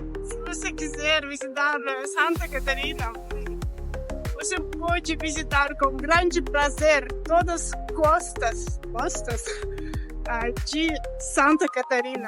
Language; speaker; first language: Portuguese; non-native, learner; Russian